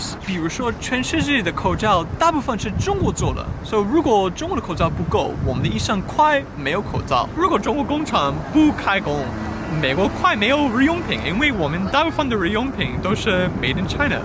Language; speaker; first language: Chinese; non-native, fluent; English